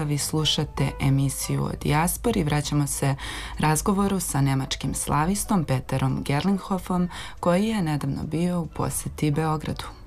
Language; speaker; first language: Serbian; native; Serbian